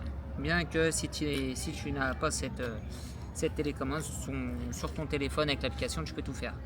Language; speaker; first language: French; native; French